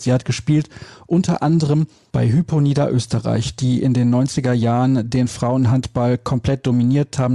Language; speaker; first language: German; native; German